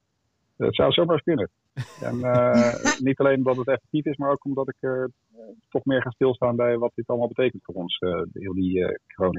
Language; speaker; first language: Dutch; native; Dutch